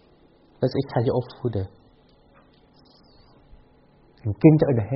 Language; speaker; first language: Dutch; non-native, fluent; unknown